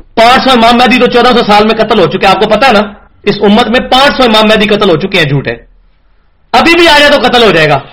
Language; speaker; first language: Urdu; non-native, local second language; Punjabi